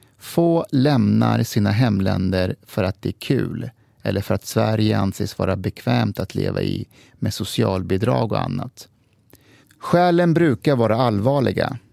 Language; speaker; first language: Swedish; early bilingual, other home language; Persian